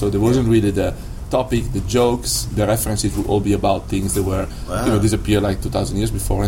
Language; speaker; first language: English; non-native, fluent; Italian